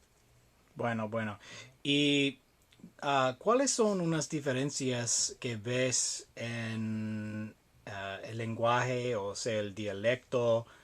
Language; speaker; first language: Spanish; non-native, fluent; English